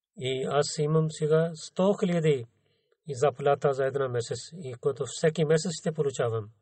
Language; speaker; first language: Bulgarian; non-native, fluent; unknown